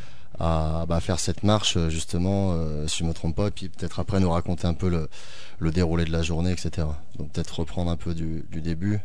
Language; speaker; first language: French; native; French